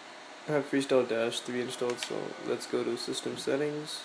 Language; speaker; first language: English; native; English